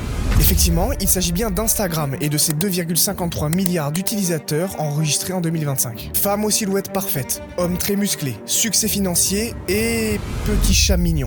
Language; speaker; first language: French; native; French